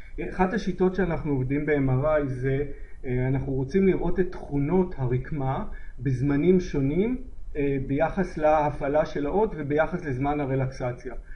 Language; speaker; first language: Hebrew; native; Hebrew